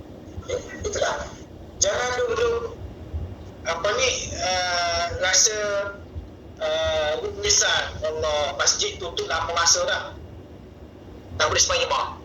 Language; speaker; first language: Malay; native; Malay